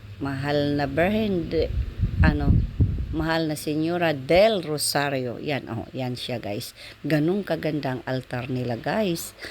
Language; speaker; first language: Filipino; non-native, local second language; Waray